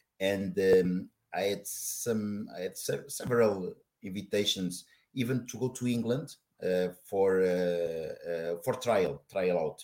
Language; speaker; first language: English; non-native, learner; Portuguese